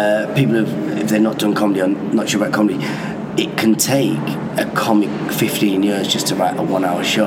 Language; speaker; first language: English; non-native, local second language; Persian